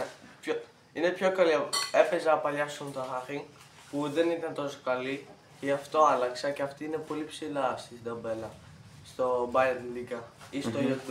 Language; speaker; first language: Greek; early bilingual, heritage; Greek